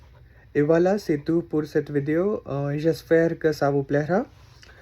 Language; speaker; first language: French; non-native, learner; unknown